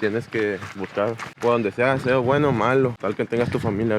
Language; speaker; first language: Spanish; native; Spanish